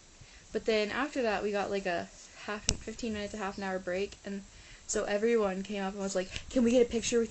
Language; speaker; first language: English; native; English